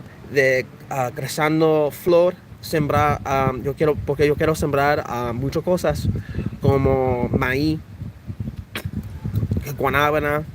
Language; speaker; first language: Spanish; early bilingual, heritage; English